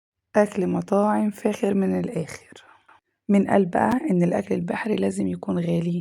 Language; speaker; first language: Arabic; native; Arabic